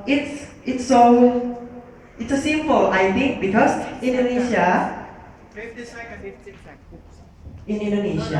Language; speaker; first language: English; non-native, learner; Indonesian